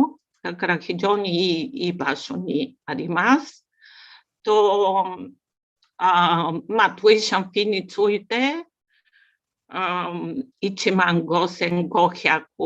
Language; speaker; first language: Japanese; non-native, learner; Bulgarian